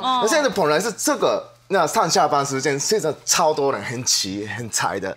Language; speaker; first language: Chinese; non-native, fluent; Japanese